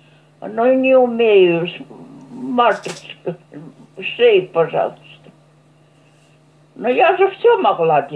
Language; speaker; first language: Russian; non-native, local second language; German